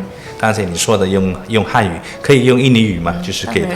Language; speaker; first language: Chinese; non-native, fluent; Indonesian